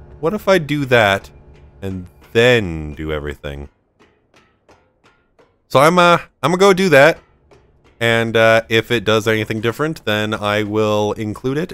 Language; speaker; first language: English; native; English